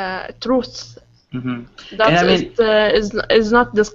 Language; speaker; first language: English; non-native, learner; Arabic